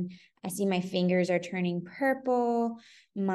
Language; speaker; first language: English; native; English